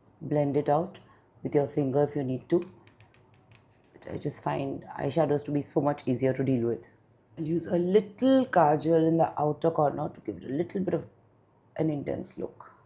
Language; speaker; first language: English; non-native, local second language; Bangla